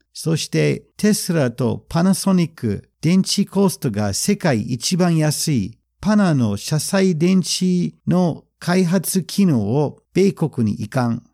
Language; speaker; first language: Japanese; non-native, fluent; English